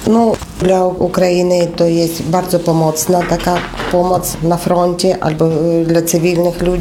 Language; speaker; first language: Polish; non-native, learner; Ukrainian